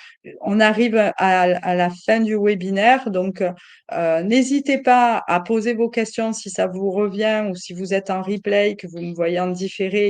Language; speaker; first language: French; native; French